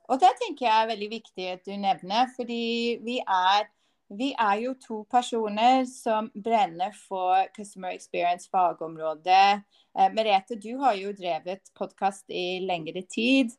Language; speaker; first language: Norwegian; non-native, fluent; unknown